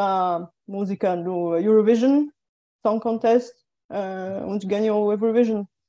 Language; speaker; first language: Portuguese; non-native, fluent; Bulgarian